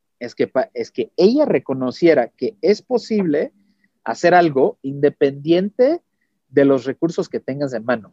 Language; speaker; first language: Spanish; non-native, fluent; Portuguese